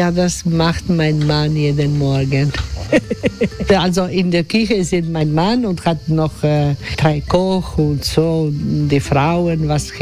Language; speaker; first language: German; non-native, learner; Croatian